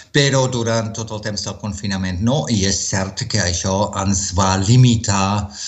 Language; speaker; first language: Catalan; non-native, fluent; German